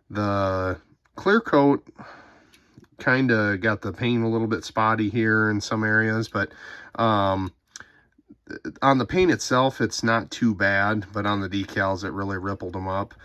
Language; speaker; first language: English; native; English